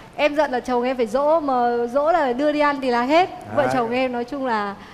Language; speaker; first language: Vietnamese; native; Vietnamese